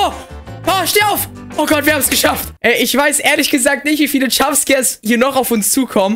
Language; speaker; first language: German; native; German